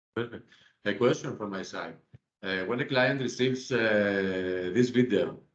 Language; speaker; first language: English; non-native, fluent; Greek